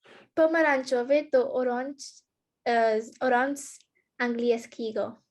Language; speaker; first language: Polish; non-native, learner; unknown